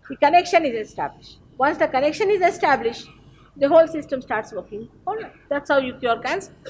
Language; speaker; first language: English; non-native, local second language; Marathi